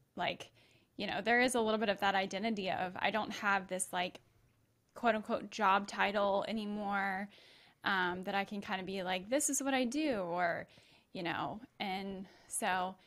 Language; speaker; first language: English; native; English